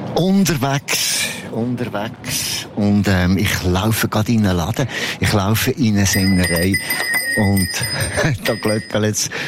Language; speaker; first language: German; native; German